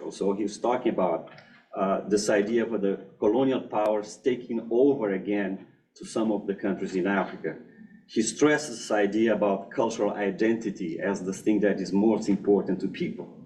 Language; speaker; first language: English; non-native, fluent; Portuguese